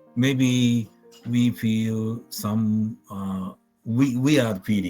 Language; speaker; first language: English; non-native, fluent; Japanese